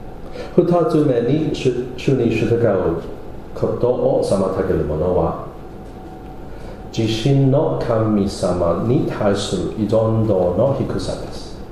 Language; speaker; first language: Japanese; non-native, fluent; English